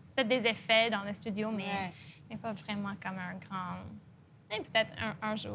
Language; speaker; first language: French; non-native, local second language; English